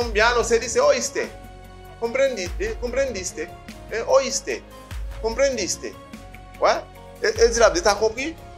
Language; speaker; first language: Spanish; non-native, fluent; Haitian Creole